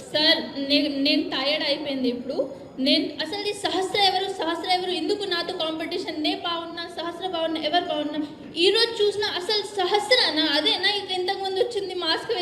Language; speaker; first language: Telugu; non-native, learner; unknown